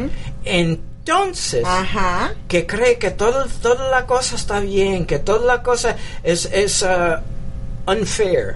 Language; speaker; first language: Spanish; early bilingual, heritage; English